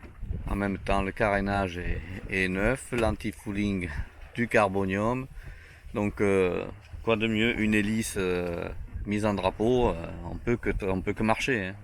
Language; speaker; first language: French; native; French